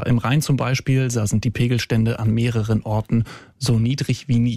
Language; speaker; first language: German; native; German